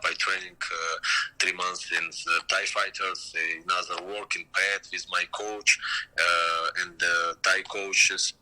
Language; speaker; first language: English; non-native, learner; Russian